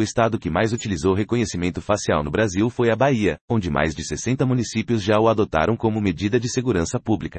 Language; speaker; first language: Portuguese; native; Portuguese